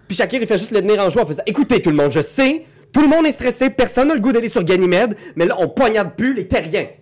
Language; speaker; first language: French; native; French